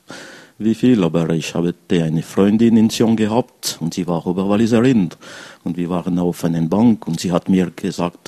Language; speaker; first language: German; non-native, local second language; French